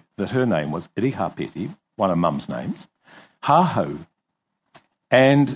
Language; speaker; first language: English; native; English